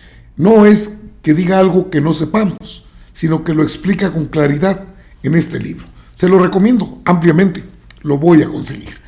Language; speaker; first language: Spanish; native; Spanish